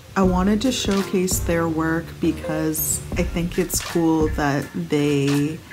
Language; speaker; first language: English; native; English